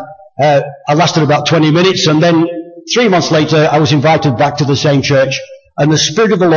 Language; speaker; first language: English; native; English